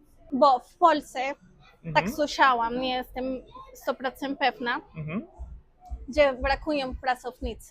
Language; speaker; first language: Polish; non-native, fluent; Spanish